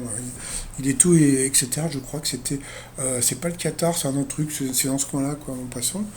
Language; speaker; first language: French; native; French